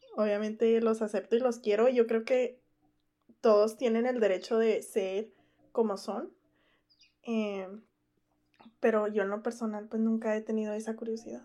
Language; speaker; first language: Spanish; early bilingual, heritage; Spanish